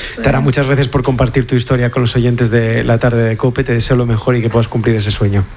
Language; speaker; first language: Spanish; native; Spanish